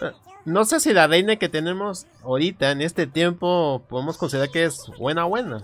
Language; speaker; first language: Spanish; native; Spanish